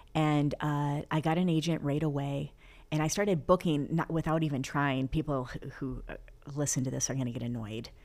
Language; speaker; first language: English; native; English